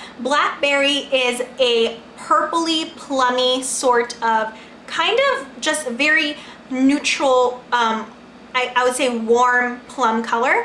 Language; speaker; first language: English; non-native, local second language; Filipino